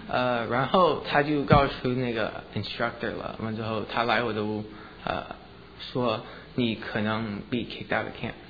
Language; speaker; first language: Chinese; early bilingual, heritage; English